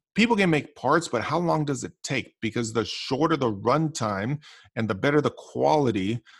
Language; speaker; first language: English; native; English